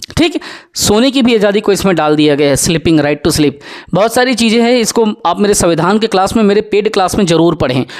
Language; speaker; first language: Hindi; native; Hindi